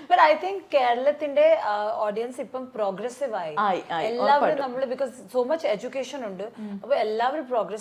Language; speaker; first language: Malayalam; non-native, local second language; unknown